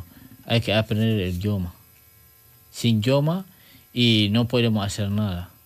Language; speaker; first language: Spanish; non-native, learner; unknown